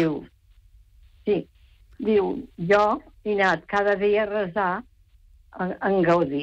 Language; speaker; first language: Catalan; native; Catalan